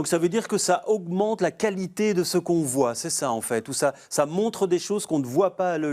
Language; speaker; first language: French; native; French